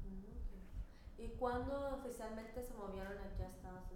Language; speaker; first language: Spanish; early bilingual, heritage; Spanish